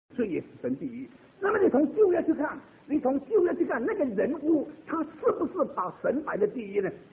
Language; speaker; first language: Chinese; native; Chinese